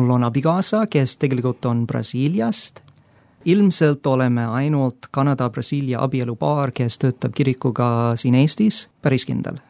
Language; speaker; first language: Estonian; non-native, fluent; English